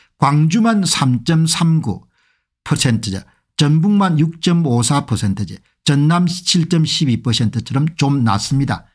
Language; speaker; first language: Korean; native; Korean